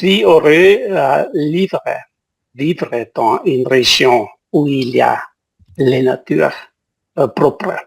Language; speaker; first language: French; non-native, learner; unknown